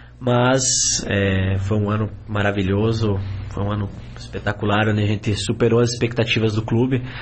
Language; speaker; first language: Portuguese; native; Portuguese